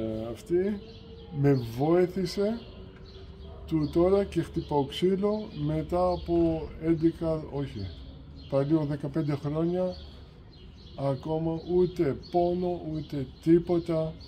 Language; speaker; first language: Greek; early bilingual, heritage; Greek